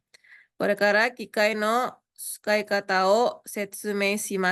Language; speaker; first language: Japanese; non-native, fluent; Indonesian